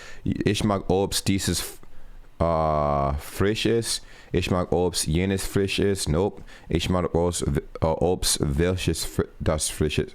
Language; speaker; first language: German; non-native, learner; English